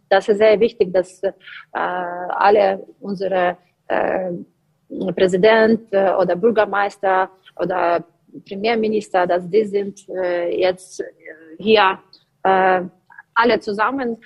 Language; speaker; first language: German; non-native, learner; Ukrainian